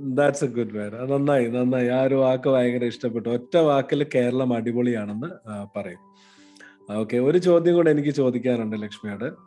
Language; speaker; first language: Malayalam; native; Malayalam